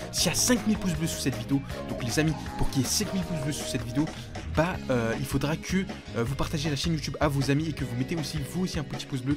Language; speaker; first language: French; native; French